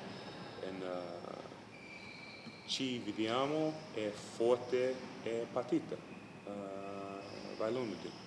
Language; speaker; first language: Italian; non-native, learner; English